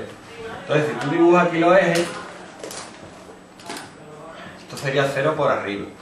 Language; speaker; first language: Spanish; native; Spanish